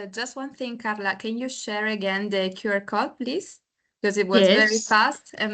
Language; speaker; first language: English; non-native, fluent; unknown